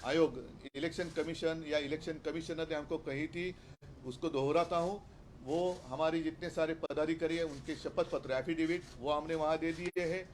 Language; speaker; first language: Hindi; non-native, local second language; Marathi